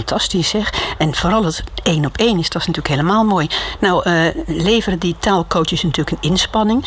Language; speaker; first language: Dutch; native; Dutch